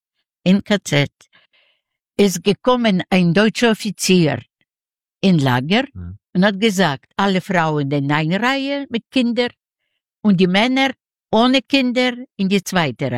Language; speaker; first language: German; non-native, learner; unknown